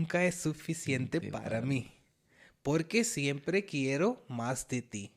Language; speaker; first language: Spanish; non-native, learner; Hindi